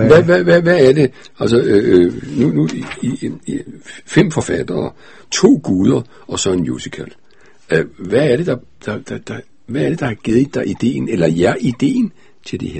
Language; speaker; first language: Danish; native; Danish